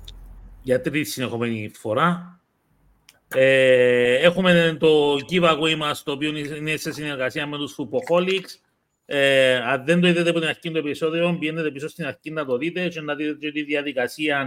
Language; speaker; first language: Greek; native; Greek